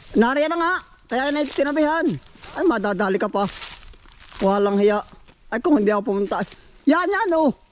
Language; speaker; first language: Filipino; native; Filipino